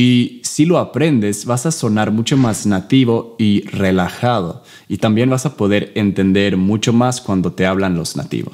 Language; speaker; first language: Spanish; non-native, fluent; English